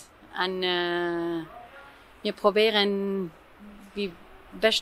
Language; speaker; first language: German; non-native, learner; Spanish